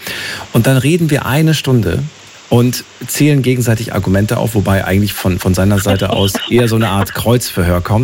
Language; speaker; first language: German; native; German